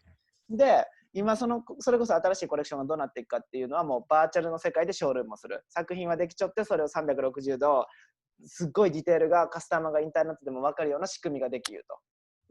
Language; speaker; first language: Japanese; native; Japanese